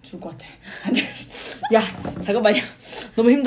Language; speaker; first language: Korean; non-native, fluent; Chinese